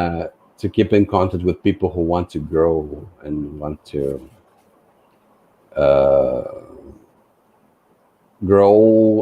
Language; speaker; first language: English; non-native, fluent; Portuguese